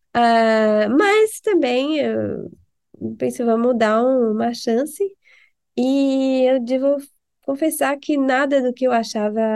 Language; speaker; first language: Portuguese; non-native, fluent; French